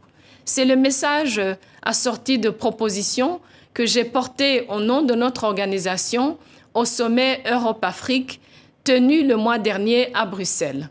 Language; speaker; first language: French; non-native, local second language; Kinyarwanda